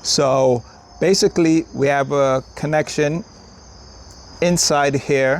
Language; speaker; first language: English; native; English